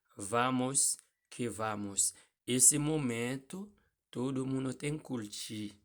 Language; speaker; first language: Portuguese; non-native, learner; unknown